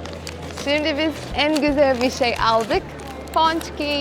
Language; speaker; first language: Turkish; non-native, learner; Polish